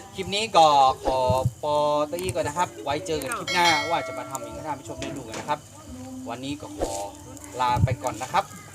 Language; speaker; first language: Thai; native; Thai